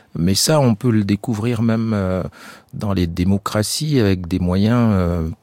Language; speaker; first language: French; non-native, local second language; Arabic